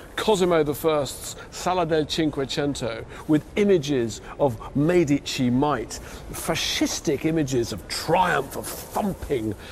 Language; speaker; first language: English; native; English